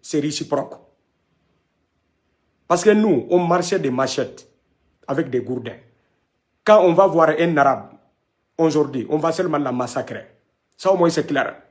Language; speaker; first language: French; non-native, local second language; Wolof